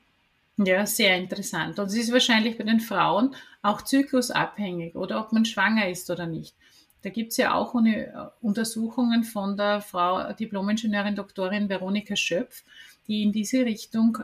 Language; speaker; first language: German; native; German